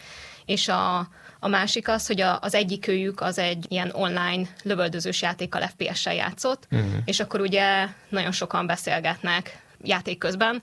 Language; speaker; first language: Hungarian; native; Hungarian